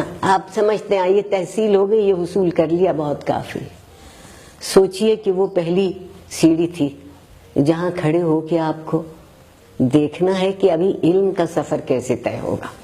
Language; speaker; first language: Urdu; native; Urdu